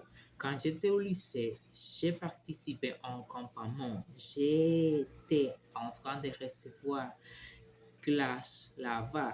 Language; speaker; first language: French; non-native, learner; Spanish